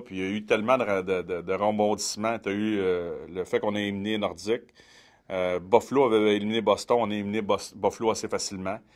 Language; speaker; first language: French; native; French